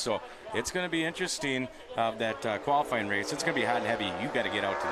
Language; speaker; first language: English; native; English